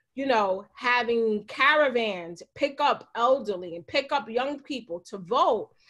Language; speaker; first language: English; native; English